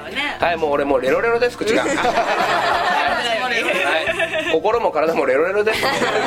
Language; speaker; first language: Japanese; native; Japanese